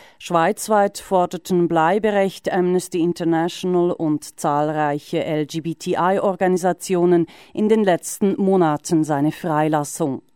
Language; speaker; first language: German; native; German